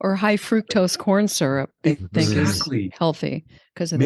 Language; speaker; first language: English; native; English